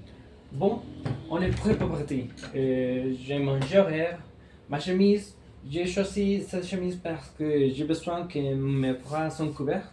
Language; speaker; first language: French; non-native, fluent; Spanish